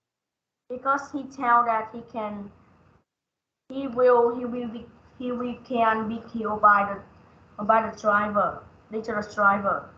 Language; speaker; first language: English; non-native, learner; Vietnamese